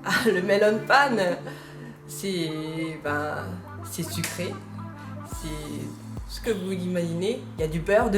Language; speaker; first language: French; non-native, fluent; Japanese